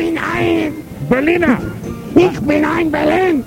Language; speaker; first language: German; non-native, learner; English